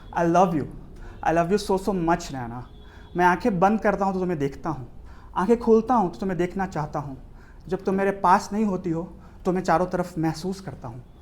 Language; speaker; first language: Hindi; native; Hindi